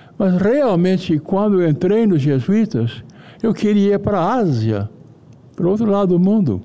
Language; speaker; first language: Portuguese; non-native, fluent; English